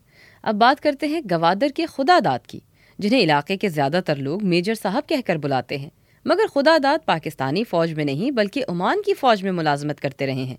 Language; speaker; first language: Urdu; native; Urdu